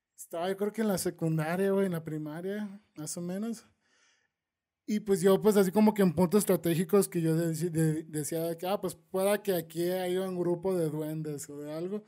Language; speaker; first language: Spanish; native; Spanish